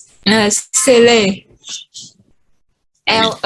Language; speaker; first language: French; non-native, learner; Vietnamese